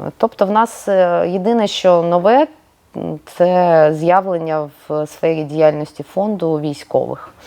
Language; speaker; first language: Ukrainian; non-native, local second language; Russian